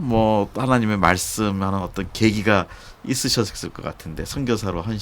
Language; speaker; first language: Korean; native; Korean